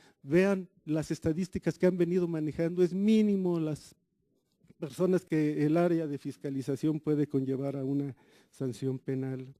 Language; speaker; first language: Spanish; native; Spanish